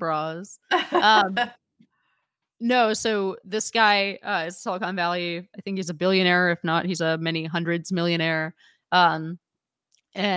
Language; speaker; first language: English; native; English